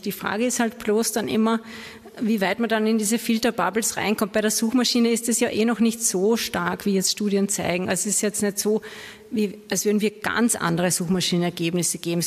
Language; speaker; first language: German; native; German